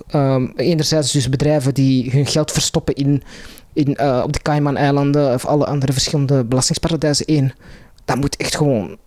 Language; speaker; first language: Dutch; non-native, local second language; Arabic